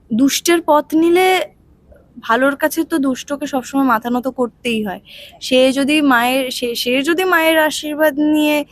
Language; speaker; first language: Bangla; non-native, learner; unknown